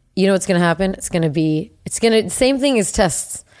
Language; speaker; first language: English; early bilingual, other home language; Spanish